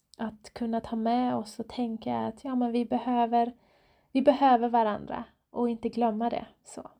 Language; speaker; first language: Swedish; non-native, fluent; Persian